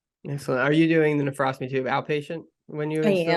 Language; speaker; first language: English; native; English